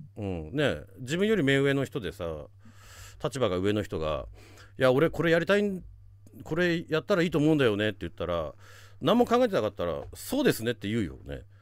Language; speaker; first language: Japanese; native; Japanese